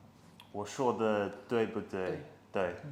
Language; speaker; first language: Chinese; non-native, fluent; English